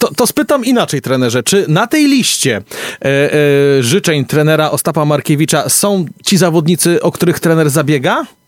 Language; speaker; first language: Polish; native; Polish